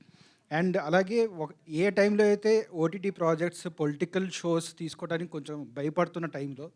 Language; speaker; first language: Telugu; native; Telugu